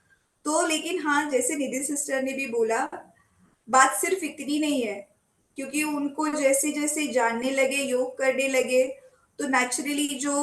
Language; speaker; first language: Hindi; native; Hindi